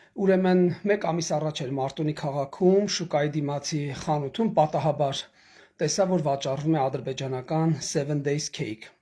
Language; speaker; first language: Armenian; native; Armenian